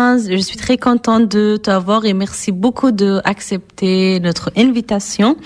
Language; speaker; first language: French; non-native, fluent; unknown